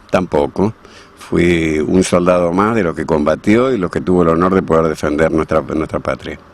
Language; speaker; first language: Spanish; native; Spanish